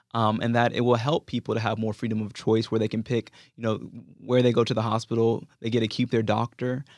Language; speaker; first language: English; native; English